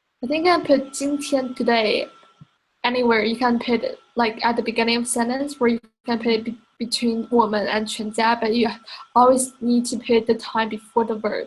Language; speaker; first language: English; non-native, fluent; Chinese